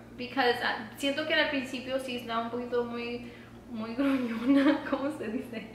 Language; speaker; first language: Spanish; early bilingual, heritage; Spanish